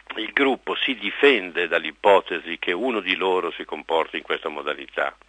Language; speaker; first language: Italian; native; Italian